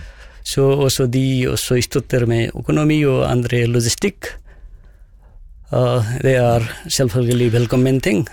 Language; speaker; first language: Norwegian; non-native, fluent; Nepali